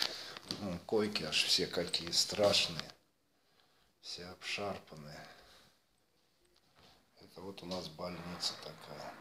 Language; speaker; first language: Russian; native; Russian